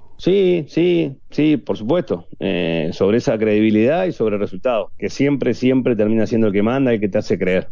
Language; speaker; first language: Spanish; native; Spanish